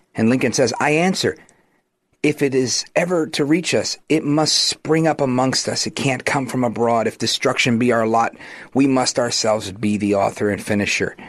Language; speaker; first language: English; native; English